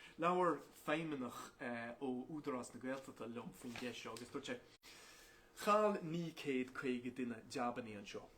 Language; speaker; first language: Irish; non-native, local second language; English